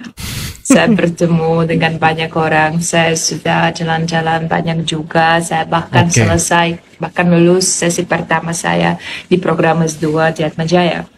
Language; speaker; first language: Indonesian; non-native, fluent; Polish